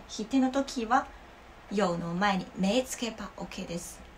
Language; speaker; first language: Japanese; non-native, learner; Chinese